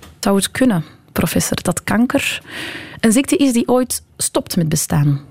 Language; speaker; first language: Dutch; native; Dutch